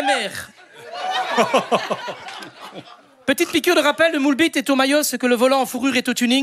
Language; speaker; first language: French; native; French